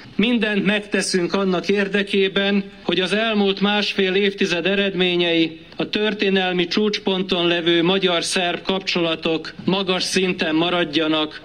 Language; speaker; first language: Hungarian; native; Hungarian